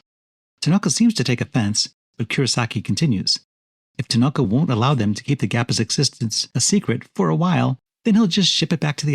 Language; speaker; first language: English; native; English